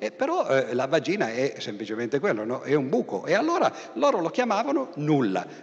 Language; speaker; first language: Italian; native; Italian